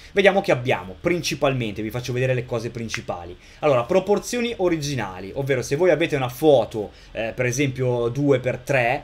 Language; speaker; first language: Italian; native; Italian